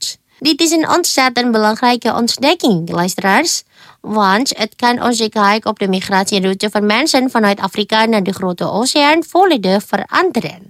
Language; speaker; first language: Dutch; non-native, fluent; Indonesian